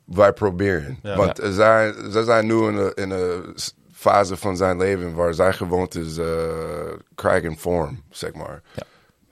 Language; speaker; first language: Dutch; non-native, learner; English